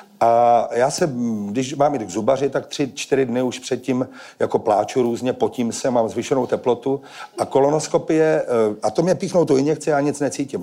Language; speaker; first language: Czech; native; Czech